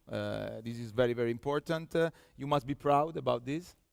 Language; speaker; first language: English; non-native, fluent; Italian